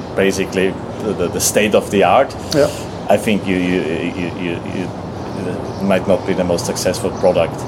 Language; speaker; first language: English; non-native, fluent; German